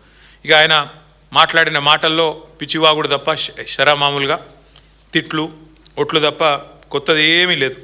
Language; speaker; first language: Telugu; native; Telugu